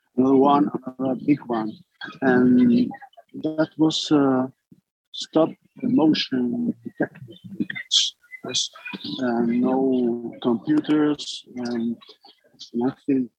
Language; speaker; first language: English; non-native, learner; Spanish